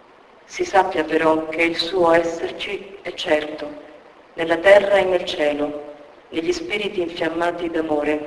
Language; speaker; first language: Italian; native; Italian